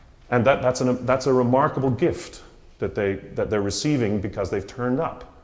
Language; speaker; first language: English; native; English